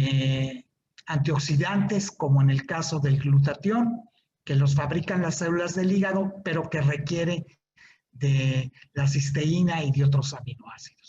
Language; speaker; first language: Spanish; native; Spanish